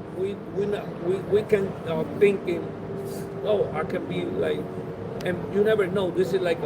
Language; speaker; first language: English; non-native, learner; Spanish